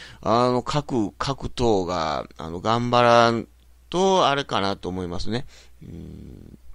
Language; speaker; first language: Japanese; native; Japanese